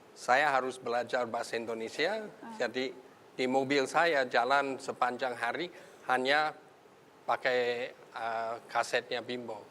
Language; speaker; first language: Indonesian; non-native, fluent; English